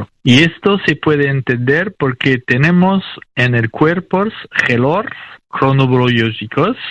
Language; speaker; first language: Spanish; non-native, fluent; French